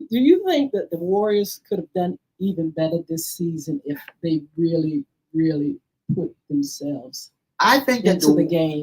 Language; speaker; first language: English; native; English